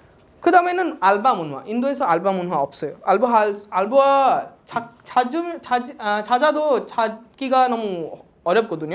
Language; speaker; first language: Korean; non-native, fluent; Odia